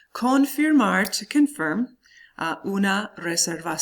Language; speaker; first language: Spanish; non-native, fluent; English